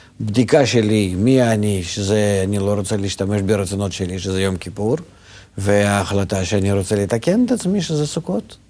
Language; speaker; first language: Hebrew; non-native, fluent; Russian